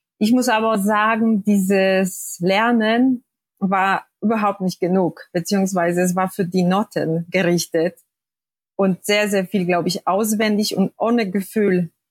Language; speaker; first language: German; non-native, fluent; Polish